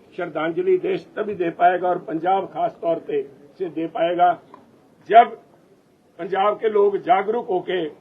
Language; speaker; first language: Hindi; non-native, local second language; Punjabi